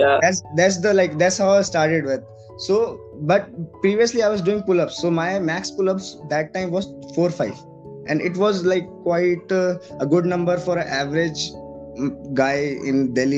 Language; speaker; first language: English; non-native, local second language; Hindi